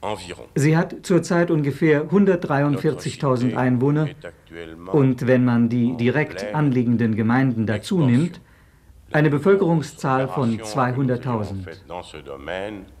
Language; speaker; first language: German; native; German